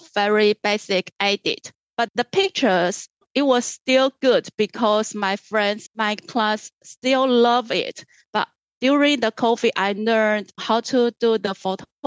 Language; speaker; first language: English; non-native, fluent; Chinese